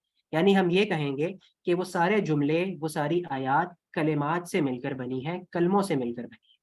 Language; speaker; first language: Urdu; non-native, local second language; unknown